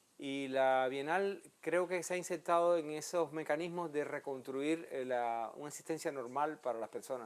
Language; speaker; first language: Spanish; native; Spanish